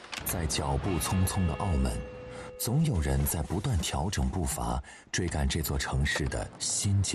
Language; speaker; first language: Chinese; native; Chinese